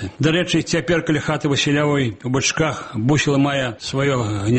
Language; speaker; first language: Belarusian; native; Belarusian